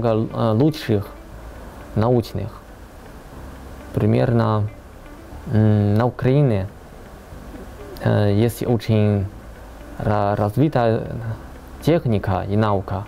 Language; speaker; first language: Russian; non-native, learner; Chinese